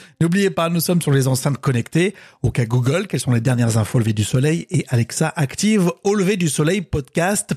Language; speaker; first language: French; native; French